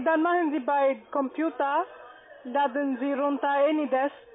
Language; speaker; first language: German; non-native, fluent; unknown